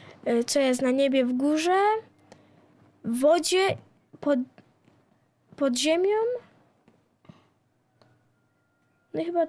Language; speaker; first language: Polish; native; Polish